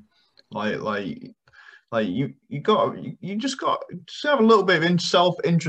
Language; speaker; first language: English; native; English